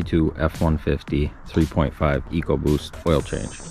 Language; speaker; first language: English; native; English